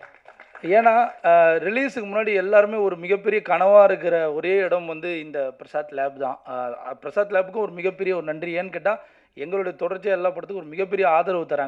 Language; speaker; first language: Tamil; native; Tamil